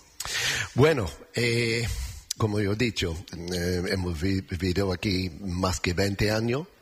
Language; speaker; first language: Spanish; non-native, learner; English